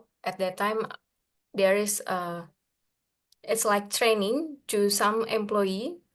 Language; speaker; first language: English; non-native, learner; Indonesian